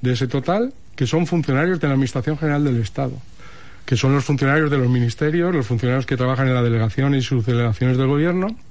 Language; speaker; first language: Spanish; native; Spanish